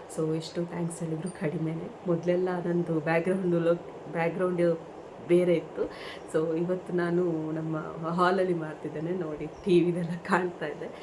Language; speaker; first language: Kannada; non-native, local second language; Tulu